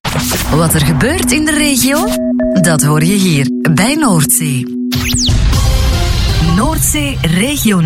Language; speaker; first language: Dutch; native; Dutch